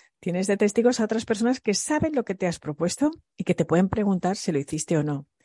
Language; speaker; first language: Spanish; early bilingual, other home language; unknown